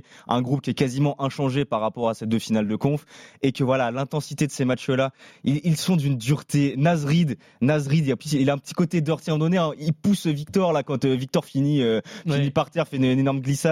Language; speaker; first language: French; native; French